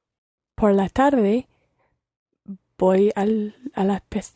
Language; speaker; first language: Spanish; non-native, learner; English